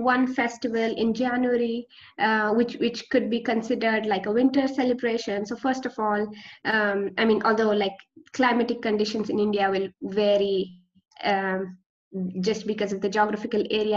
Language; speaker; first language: English; non-native, local second language; Marathi